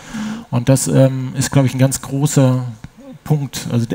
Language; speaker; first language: German; native; German